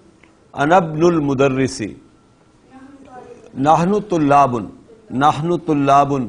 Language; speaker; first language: Arabic; non-native, fluent; Urdu